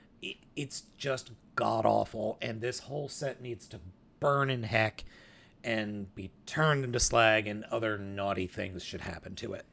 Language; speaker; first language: English; native; English